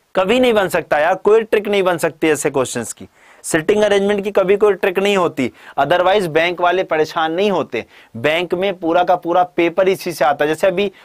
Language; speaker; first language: Hindi; native; Hindi